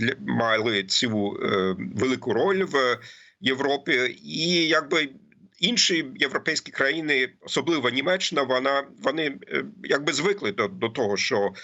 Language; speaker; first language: Ukrainian; non-native, fluent; German